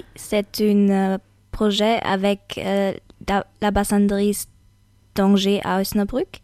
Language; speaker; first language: French; non-native, learner; German